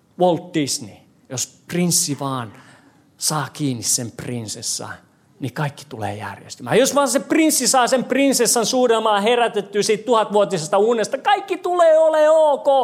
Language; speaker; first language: Finnish; non-native, fluent; English